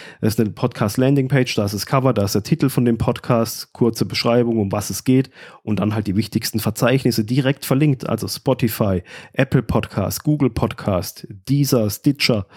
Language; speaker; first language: German; native; German